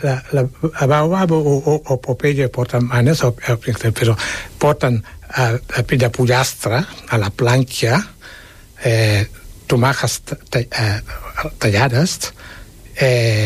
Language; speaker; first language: Catalan; non-native, fluent; Wolof